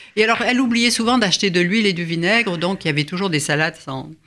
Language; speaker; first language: French; native; French